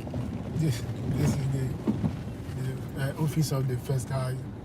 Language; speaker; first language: English; non-native, fluent; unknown